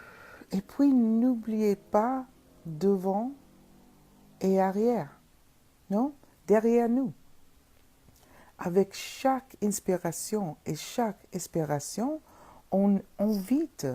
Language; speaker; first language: French; non-native, fluent; English